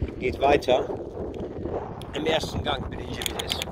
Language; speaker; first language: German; early bilingual, other home language; Turkish